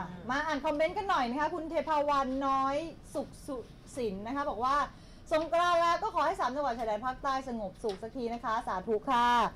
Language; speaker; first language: Thai; native; Thai